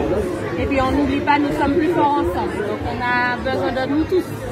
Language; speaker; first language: French; native; French